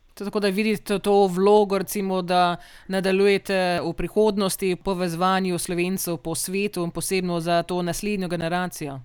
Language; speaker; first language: Slovenian; early bilingual, heritage; Slovenian